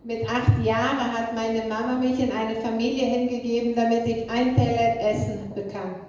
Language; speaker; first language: German; non-native, fluent; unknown